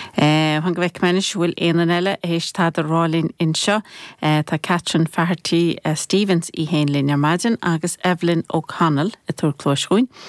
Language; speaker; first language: Irish; native; Irish